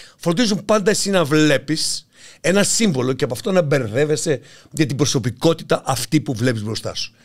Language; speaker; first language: Greek; native; Greek